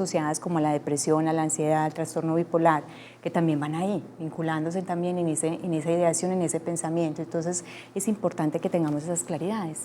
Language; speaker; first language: Spanish; native; Spanish